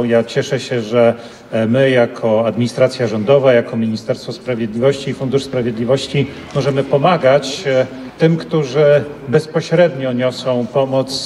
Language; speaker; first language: Polish; native; Polish